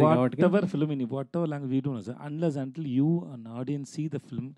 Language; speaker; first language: Telugu; non-native, learner; Tamil